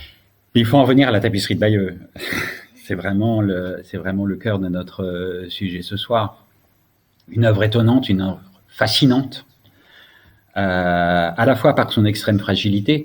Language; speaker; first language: French; native; French